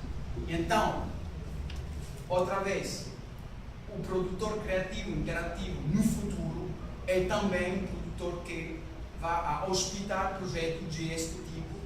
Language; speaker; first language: Portuguese; non-native, learner; French